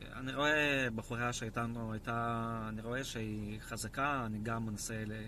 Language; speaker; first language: Hebrew; non-native, fluent; Russian